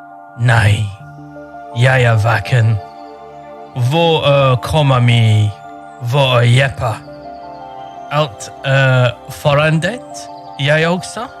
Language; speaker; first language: Norwegian; non-native, learner; English